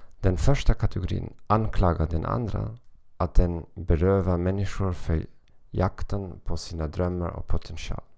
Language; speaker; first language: Swedish; non-native, learner; German